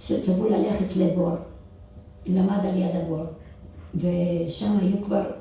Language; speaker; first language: Hebrew; non-native, fluent; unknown